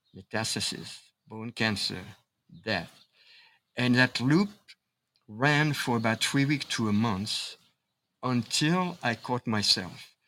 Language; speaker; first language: English; non-native, fluent; French